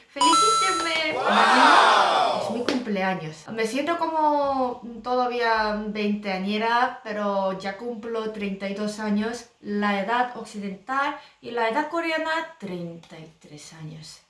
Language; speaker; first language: Spanish; non-native, learner; Korean